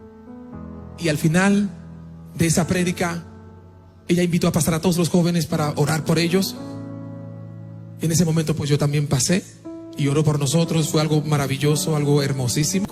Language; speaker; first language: Spanish; non-native, fluent; Haitian Creole